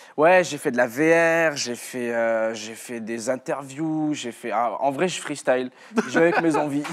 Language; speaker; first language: French; non-native, local second language; Arabic